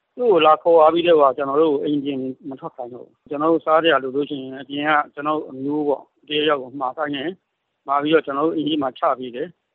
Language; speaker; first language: Burmese; native; Burmese